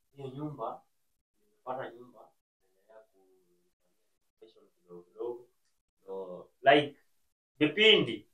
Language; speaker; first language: Swahili; native; Swahili